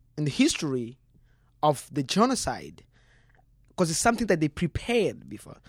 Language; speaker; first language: English; non-native, learner; Kinyarwanda